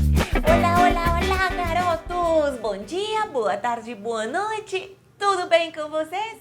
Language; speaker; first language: Portuguese; non-native, fluent; Spanish